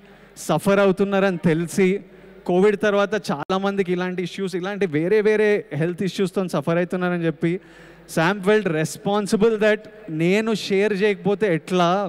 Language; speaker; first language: Telugu; native; Telugu